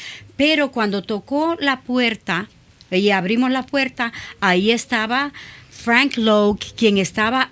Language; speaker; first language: Spanish; early bilingual, other home language; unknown